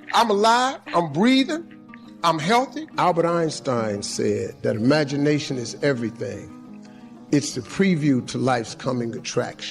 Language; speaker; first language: English; native; English